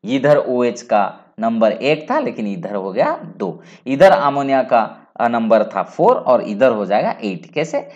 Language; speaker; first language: Hindi; non-native, local second language; Bangla